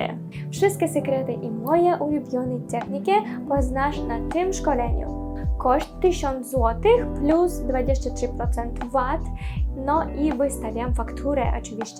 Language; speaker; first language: Polish; non-native, learner; Russian